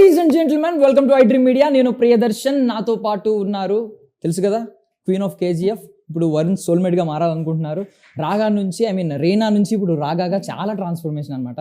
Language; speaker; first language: Telugu; native; Telugu